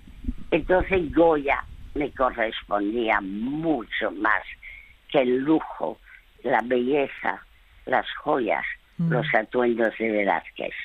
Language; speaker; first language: Spanish; early bilingual, other home language; French